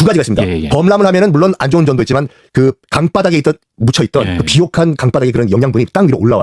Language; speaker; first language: Korean; native; Korean